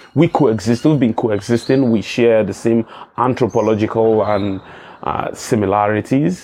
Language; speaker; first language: English; non-native, local second language; Igbo